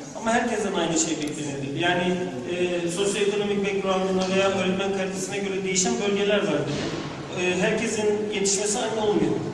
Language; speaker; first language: Turkish; native; Turkish